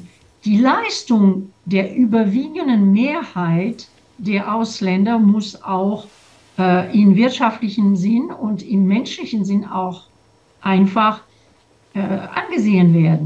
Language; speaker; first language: German; non-native, fluent; French